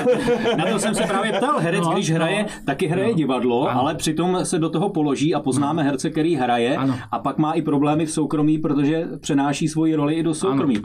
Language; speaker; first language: Czech; native; Czech